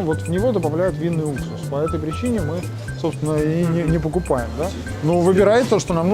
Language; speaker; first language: Russian; native; Russian